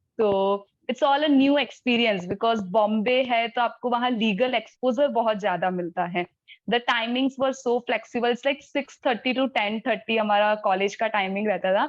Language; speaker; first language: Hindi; native; Hindi